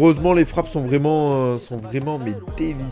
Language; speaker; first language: French; native; French